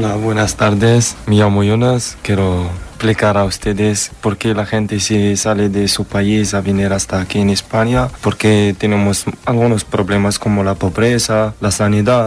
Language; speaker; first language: Spanish; non-native, learner; Arabic